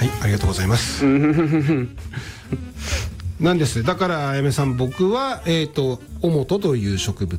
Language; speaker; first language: Japanese; native; Japanese